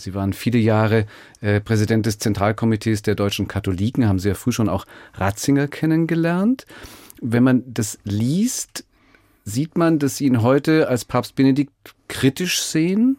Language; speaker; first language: German; native; German